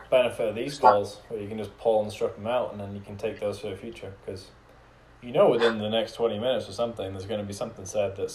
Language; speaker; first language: English; native; English